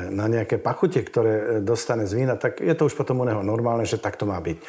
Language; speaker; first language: Slovak; native; Slovak